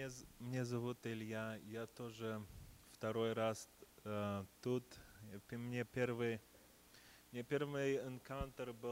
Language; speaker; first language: Russian; early bilingual, heritage; Russian